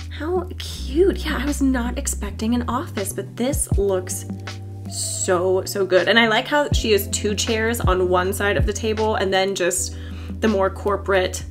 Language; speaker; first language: English; native; English